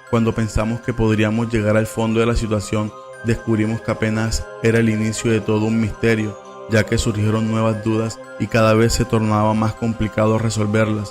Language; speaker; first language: Spanish; native; Spanish